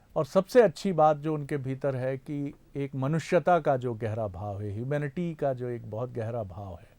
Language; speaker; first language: Hindi; native; Hindi